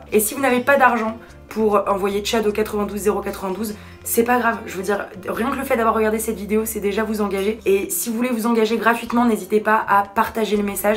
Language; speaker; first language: French; native; French